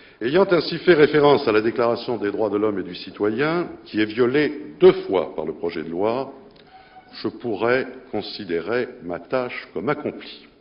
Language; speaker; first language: French; native; French